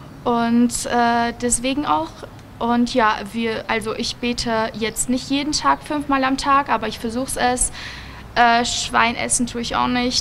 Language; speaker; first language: German; early bilingual, other home language; Albanian